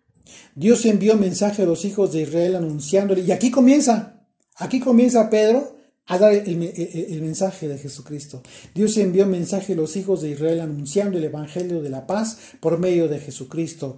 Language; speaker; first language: Spanish; native; Spanish